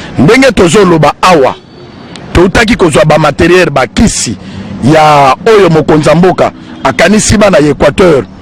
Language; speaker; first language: Lingala; native; Lingala